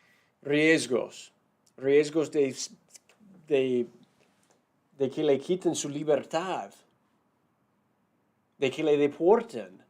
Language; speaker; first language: Spanish; non-native, fluent; English